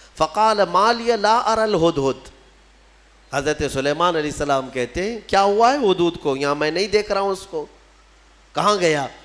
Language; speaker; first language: Urdu; native; Urdu